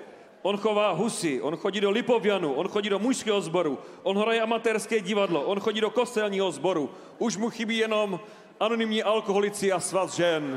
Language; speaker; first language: Czech; native; Czech